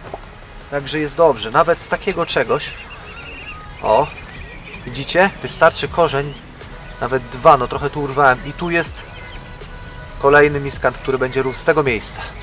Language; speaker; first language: Polish; native; Polish